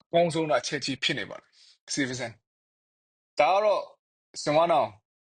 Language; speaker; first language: Burmese; non-native, local second language; Kachin